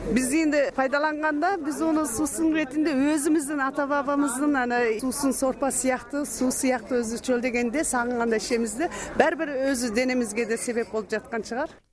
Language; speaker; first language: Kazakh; early bilingual, heritage; Kazakh